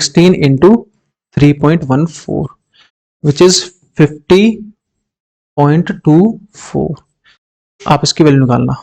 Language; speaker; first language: Hindi; native; Hindi